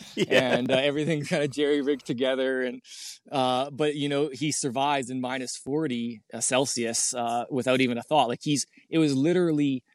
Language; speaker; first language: English; native; English